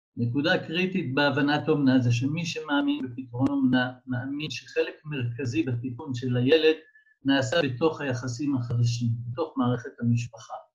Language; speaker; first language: Hebrew; native; Hebrew